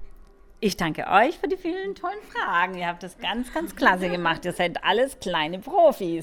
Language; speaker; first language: German; native; German